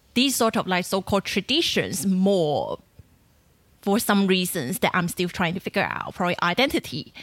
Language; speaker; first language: English; non-native, fluent; Chinese